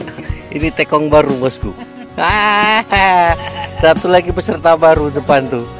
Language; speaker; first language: Malay; native; Malay